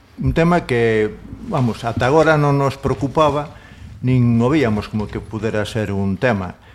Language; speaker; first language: Galician; non-native, local second language; Spanish